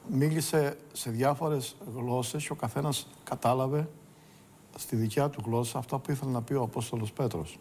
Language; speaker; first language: Greek; native; Greek